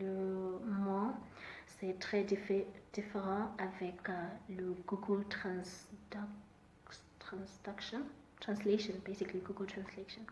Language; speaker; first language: French; non-native, learner; Southern Sotho